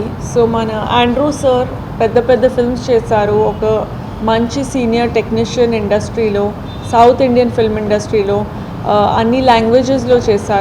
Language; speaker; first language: Telugu; non-native, fluent; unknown